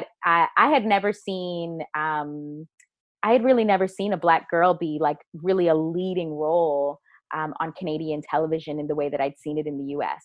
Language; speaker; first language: English; native; English